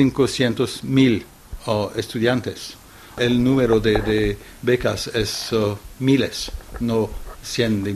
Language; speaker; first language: Spanish; non-native, fluent; French